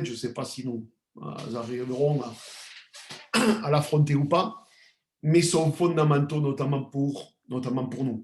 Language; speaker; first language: French; native; French